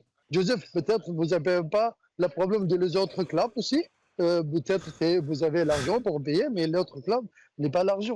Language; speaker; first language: French; non-native, learner; Arabic